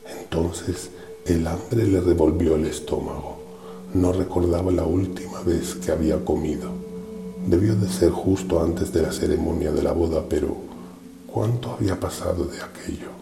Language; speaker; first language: Spanish; native; Spanish